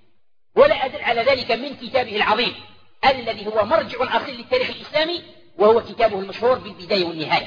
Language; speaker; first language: Arabic; native; Arabic